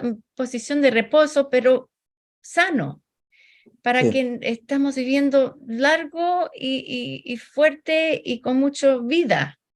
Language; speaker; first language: Spanish; non-native, fluent; English